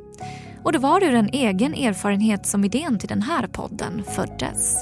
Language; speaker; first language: Swedish; native; Swedish